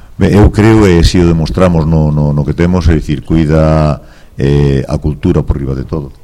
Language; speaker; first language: Galician; native; Galician